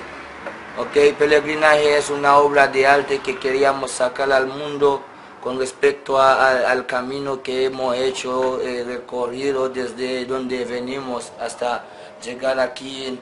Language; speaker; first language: Spanish; non-native, fluent; Haitian Creole